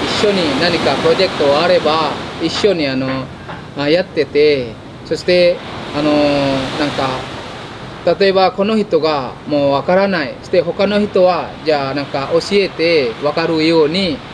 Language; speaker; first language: Japanese; non-native, fluent; Indonesian